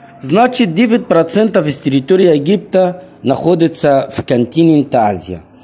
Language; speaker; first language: Russian; non-native, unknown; Arabic